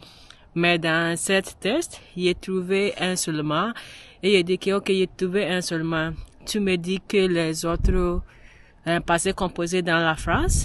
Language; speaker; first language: French; non-native, learner; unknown